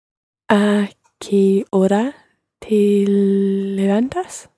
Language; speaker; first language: Spanish; non-native, learner; English